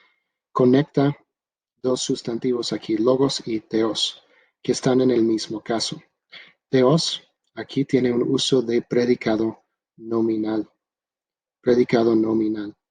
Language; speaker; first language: Spanish; non-native, fluent; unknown